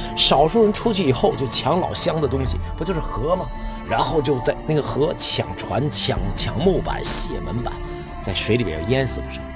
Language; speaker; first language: Chinese; native; Chinese